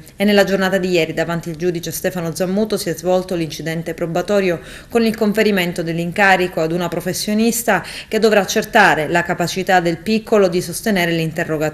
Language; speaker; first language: Italian; native; Italian